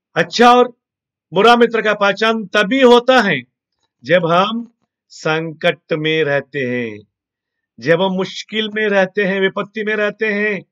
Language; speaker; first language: Hindi; non-native, local second language; Telugu